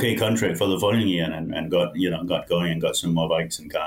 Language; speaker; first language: English; non-native, fluent; Danish